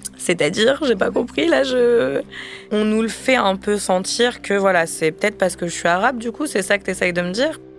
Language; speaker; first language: French; native; French